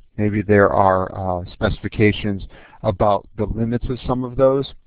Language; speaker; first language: English; native; English